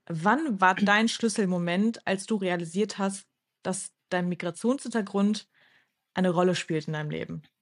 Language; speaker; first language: German; early bilingual, other home language; Turkish